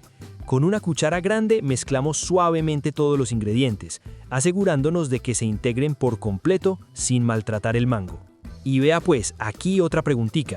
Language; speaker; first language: Spanish; native; Spanish